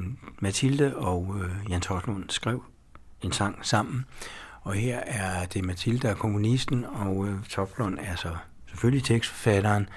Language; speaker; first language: Danish; native; Danish